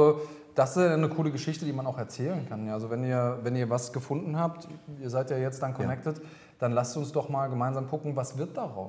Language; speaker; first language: German; native; German